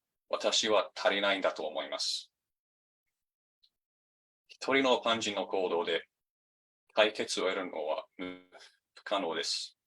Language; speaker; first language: Japanese; non-native, fluent; English